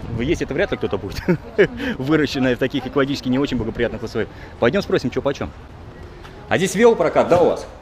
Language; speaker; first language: Russian; native; Russian